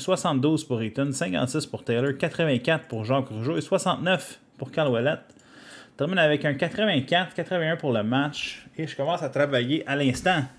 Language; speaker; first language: French; native; French